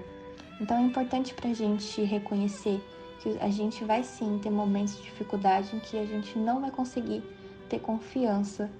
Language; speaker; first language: Portuguese; native; Portuguese